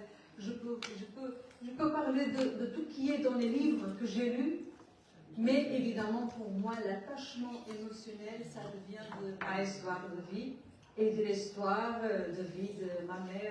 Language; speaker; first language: French; non-native, learner; Portuguese